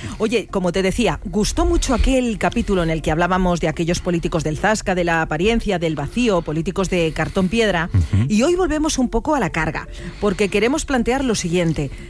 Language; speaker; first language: Spanish; native; Spanish